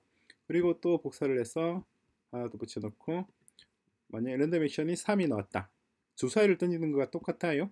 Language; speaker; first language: Korean; native; Korean